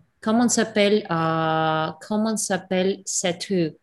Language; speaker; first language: French; non-native, learner; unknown